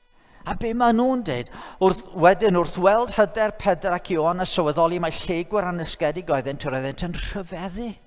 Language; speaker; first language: Welsh; native; Welsh